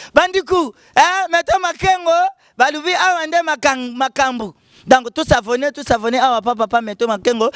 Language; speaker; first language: Lingala; native; Lingala